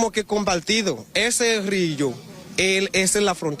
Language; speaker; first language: Spanish; non-native, learner; Haitian Creole